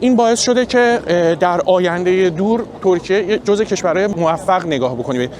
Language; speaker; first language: Persian; native; Persian